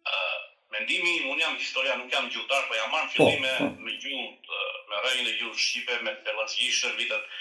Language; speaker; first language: Albanian; native; Albanian